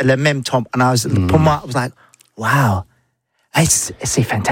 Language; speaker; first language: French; non-native, learner; English